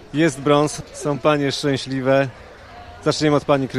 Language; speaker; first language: Polish; native; Polish